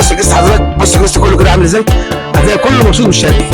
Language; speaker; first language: Arabic; native; Arabic